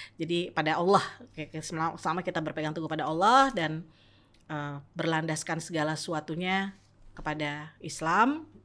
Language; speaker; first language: Indonesian; native; Indonesian